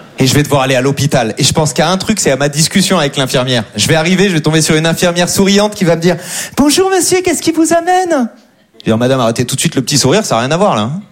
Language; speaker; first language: French; native; French